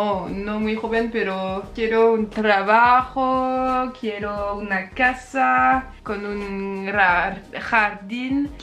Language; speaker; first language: Spanish; non-native, learner; French